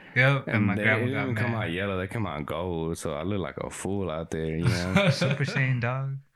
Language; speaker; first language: English; early bilingual, other home language; Spanish